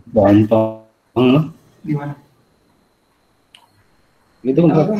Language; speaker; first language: Indonesian; native; Indonesian